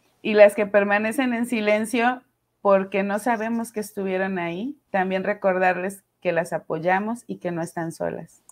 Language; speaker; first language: Spanish; native; Spanish